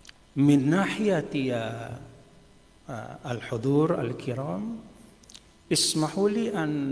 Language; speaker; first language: Arabic; non-native, fluent; Sasak